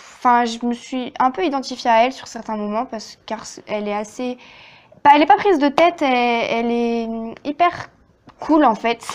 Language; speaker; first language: French; native; French